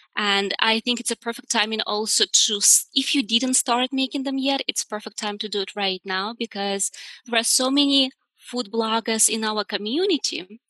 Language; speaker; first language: English; non-native, fluent; Russian